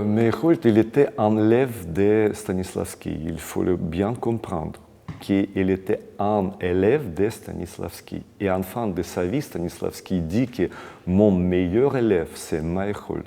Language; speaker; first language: French; non-native, fluent; Russian